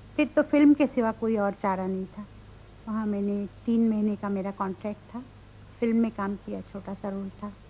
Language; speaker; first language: Hindi; non-native, local second language; Marathi